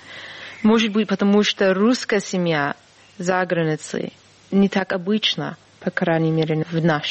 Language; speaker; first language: Russian; non-native, fluent; English